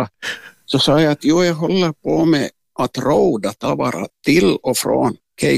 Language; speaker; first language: Swedish; native; Swedish